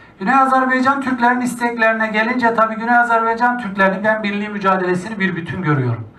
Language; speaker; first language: Turkish; native; Turkish